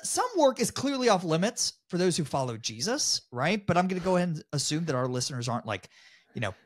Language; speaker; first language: English; native; English